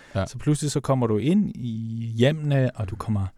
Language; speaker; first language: Danish; native; Danish